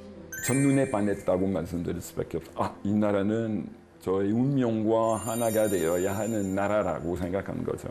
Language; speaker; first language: Korean; non-native, fluent; French